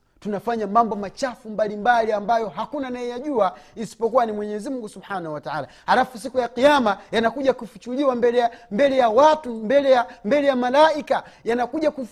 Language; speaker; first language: Swahili; native; Swahili